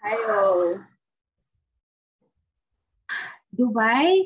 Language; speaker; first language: Chinese; non-native, learner; English